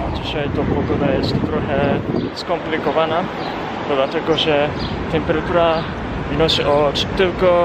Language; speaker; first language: Polish; non-native, fluent; Japanese